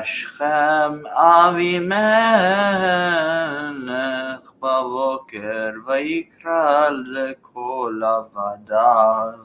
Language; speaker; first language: Hebrew; non-native, learner; English